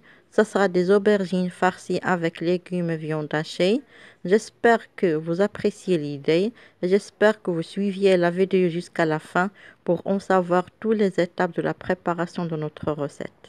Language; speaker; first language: French; non-native, local second language; Arabic